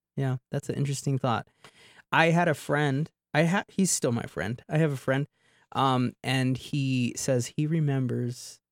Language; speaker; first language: English; native; English